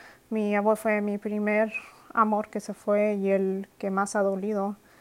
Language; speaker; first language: Spanish; early bilingual, heritage; Spanish